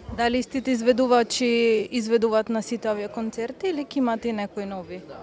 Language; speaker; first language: Macedonian; native; Macedonian